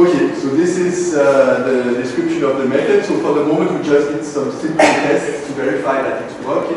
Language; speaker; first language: English; non-native, fluent; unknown